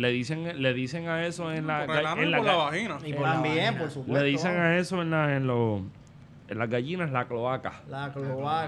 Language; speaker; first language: Spanish; native; Spanish